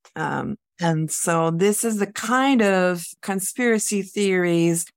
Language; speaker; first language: English; native; English